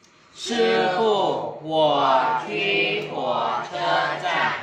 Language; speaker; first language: Chinese; non-native, learner; Vietnamese